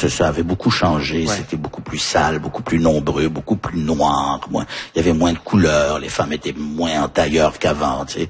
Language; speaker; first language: French; early bilingual, heritage; French